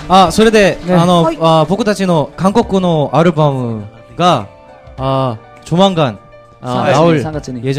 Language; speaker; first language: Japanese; non-native, learner; Korean